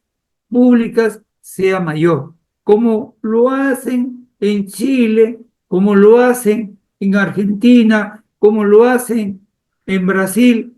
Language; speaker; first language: Spanish; native; Spanish